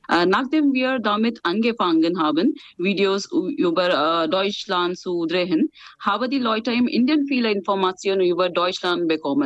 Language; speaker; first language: German; non-native, fluent; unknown